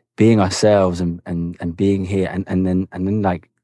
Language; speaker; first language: English; native; English